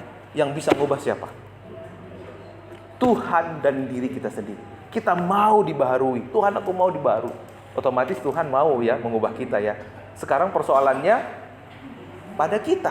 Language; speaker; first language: Indonesian; native; Indonesian